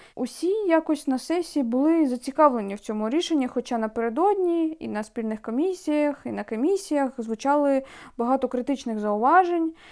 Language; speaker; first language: Ukrainian; native; Ukrainian